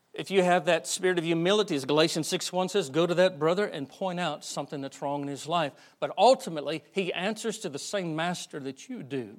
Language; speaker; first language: English; native; English